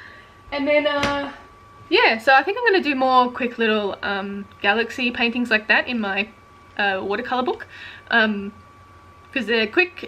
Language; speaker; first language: English; native; English